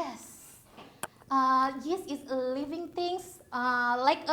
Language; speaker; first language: English; non-native, learner; Indonesian